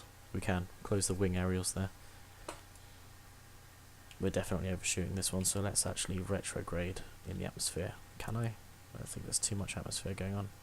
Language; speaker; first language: English; native; English